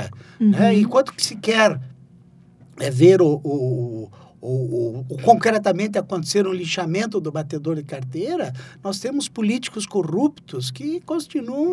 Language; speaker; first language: Portuguese; native; Portuguese